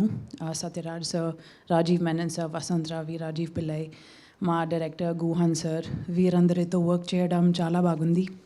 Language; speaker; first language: Telugu; non-native, learner; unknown